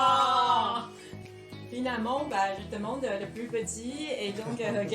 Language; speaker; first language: French; non-native, fluent; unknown